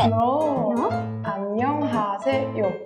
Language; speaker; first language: Spanish; non-native, learner; Korean